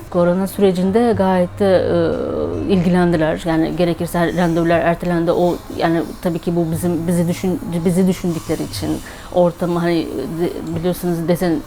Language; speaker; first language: Turkish; non-native, fluent; Turkmen